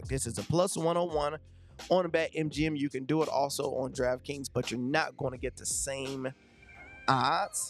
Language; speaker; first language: English; native; English